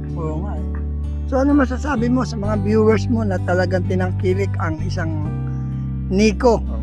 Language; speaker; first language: Filipino; native; Filipino